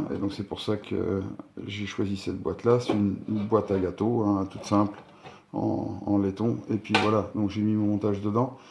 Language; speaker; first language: French; native; French